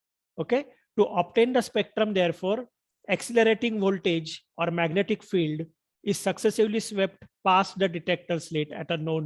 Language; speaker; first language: English; non-native, local second language; Marathi